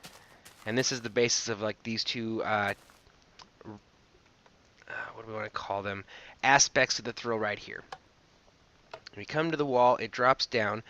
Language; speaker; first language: English; native; English